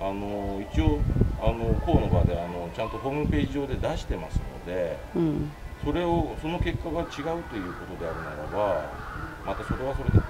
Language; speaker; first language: Japanese; native; Japanese